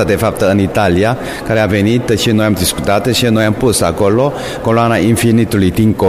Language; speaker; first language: Romanian; non-native, fluent; Korean